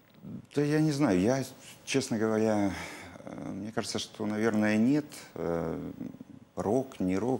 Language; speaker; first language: Russian; native; Russian